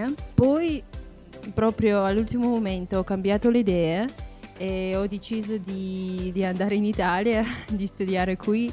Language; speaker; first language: Italian; non-native, fluent; Russian